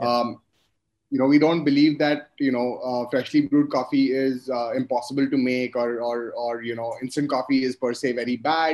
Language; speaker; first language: English; non-native, local second language; Hindi